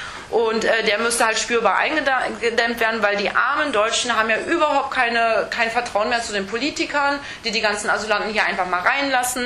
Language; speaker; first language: German; native; German